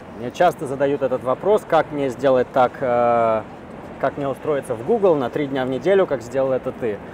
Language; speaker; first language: Russian; early bilingual, heritage; Russian